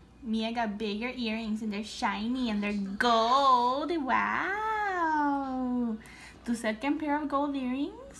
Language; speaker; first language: English; early bilingual, other home language; Spanish